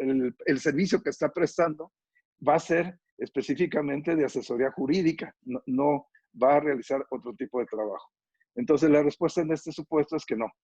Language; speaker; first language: Spanish; native; Spanish